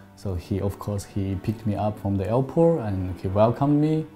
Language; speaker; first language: English; non-native, fluent; Chinese